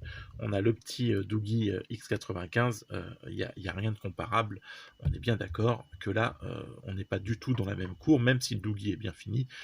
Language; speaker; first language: French; native; French